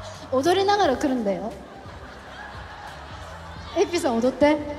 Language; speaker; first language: Japanese; non-native, fluent; Korean